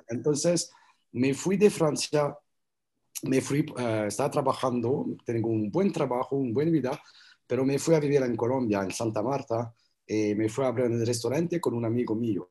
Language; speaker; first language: Spanish; non-native, learner; French